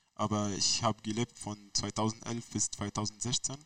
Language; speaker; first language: German; non-native, learner; Arabic